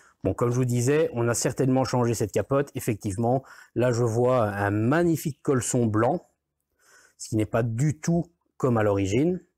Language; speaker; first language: French; native; French